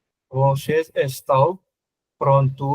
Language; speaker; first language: Portuguese; non-native, learner; Hindi